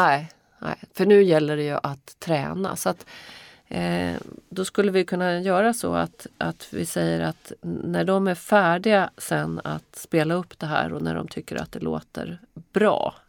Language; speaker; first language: Swedish; native; Swedish